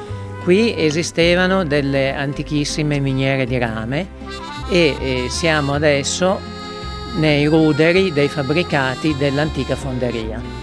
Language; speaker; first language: Italian; native; Italian